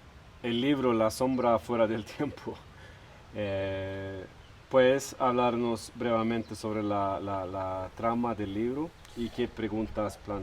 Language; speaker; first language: Spanish; non-native, fluent; Swedish